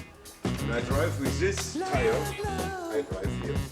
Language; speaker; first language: English; non-native, learner; German